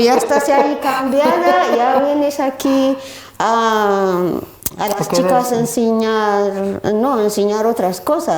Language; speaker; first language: Spanish; non-native, learner; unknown